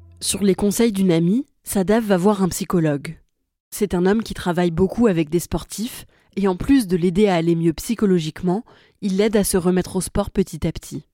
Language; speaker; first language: French; native; French